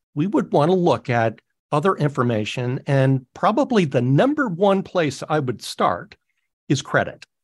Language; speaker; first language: English; native; English